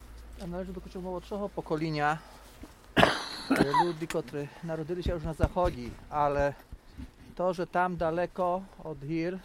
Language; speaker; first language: Polish; non-native, local second language; Rusyn